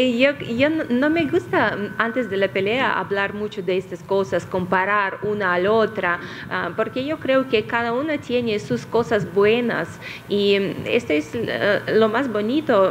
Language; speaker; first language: Spanish; non-native, fluent; Russian